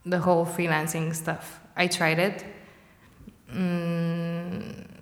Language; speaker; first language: English; non-native, fluent; Romanian